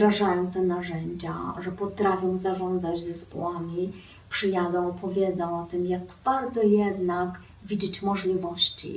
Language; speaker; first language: Polish; non-native, fluent; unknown